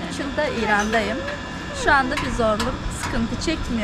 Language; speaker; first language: Turkish; non-native, fluent; Turkmen